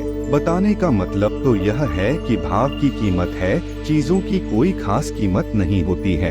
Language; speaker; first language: Hindi; native; Hindi